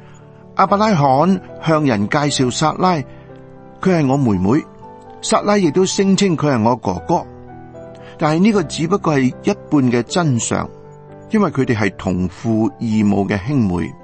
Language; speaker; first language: Chinese; non-native, local second language; Cantonese